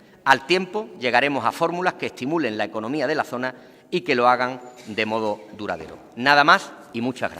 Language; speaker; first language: Spanish; native; Spanish